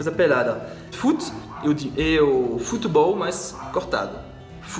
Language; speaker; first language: Portuguese; non-native, fluent; French